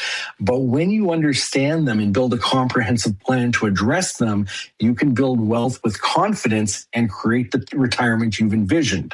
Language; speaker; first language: English; native; English